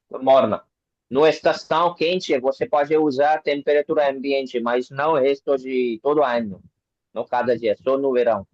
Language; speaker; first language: Portuguese; non-native, learner; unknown